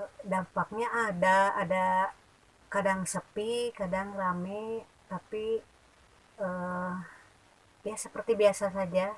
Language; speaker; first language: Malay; non-native, local second language; Sundanese